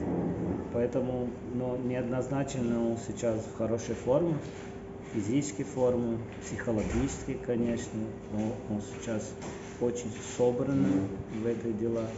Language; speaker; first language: Russian; non-native, fluent; Portuguese